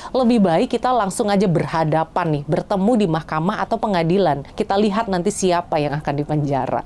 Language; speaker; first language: Indonesian; native; Indonesian